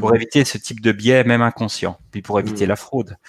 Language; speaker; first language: French; native; French